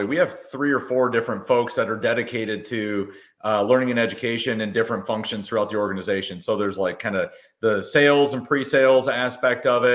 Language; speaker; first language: English; native; English